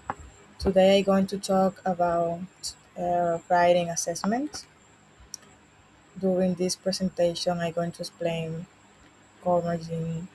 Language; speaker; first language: English; non-native, learner; Spanish